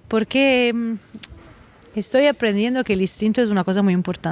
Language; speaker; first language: Spanish; non-native, fluent; Italian